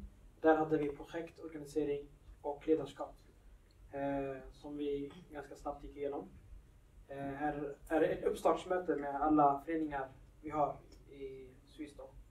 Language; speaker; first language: Swedish; early bilingual, other home language; Somali